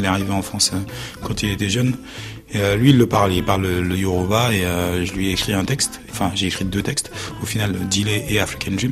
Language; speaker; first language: French; early bilingual, other home language; Haitian Creole